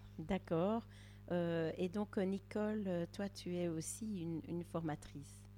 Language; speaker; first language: French; native; French